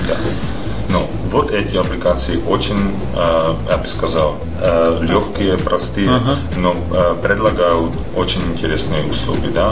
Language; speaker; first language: Russian; non-native, fluent; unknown